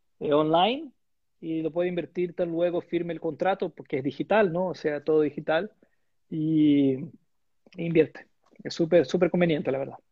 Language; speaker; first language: Spanish; non-native, fluent; Portuguese